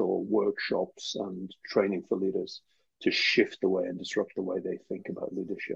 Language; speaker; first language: English; native; English